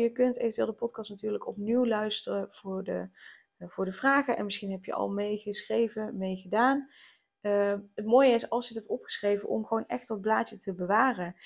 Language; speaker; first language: Dutch; native; Dutch